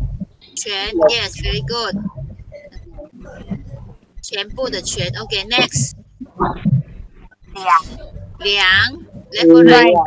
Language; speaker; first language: English; non-native, local second language; Filipino